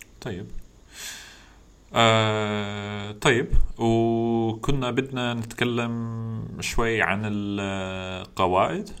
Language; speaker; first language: Arabic; non-native, learner; English